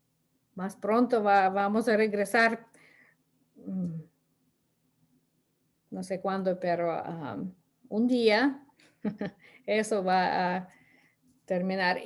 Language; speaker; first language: Spanish; non-native, fluent; English